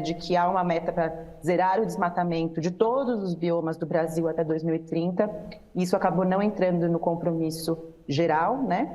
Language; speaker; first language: Portuguese; native; Portuguese